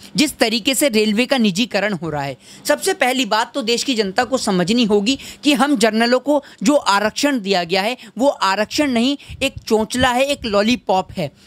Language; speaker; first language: Hindi; native; Hindi